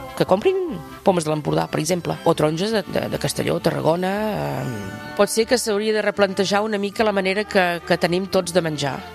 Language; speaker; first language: Catalan; non-native, local second language; French